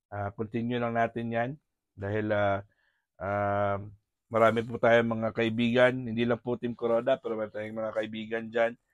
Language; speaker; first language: Filipino; non-native, local second language; Hiligaynon